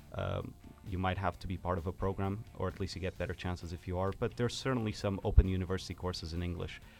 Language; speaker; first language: English; non-native, fluent; Portuguese